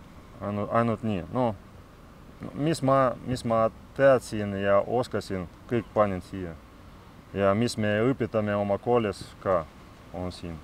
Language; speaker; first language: Estonian; non-native, local second language; Russian